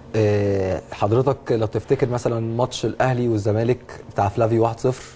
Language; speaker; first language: Egyptian Arabic; native; Egyptian Arabic